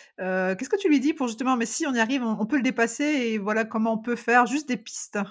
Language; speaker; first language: French; native; French